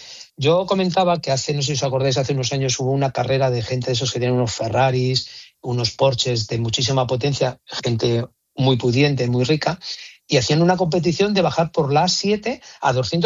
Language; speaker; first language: Spanish; native; Spanish